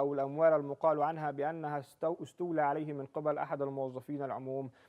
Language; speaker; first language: Arabic; native; Arabic